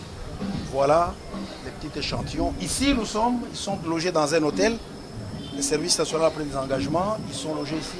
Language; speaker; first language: French; non-native, local second language; Lingala